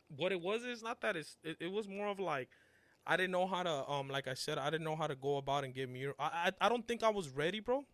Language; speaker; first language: English; early bilingual, other home language; Spanish